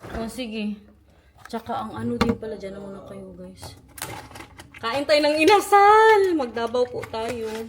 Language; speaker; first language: Filipino; non-native, local second language; Cebuano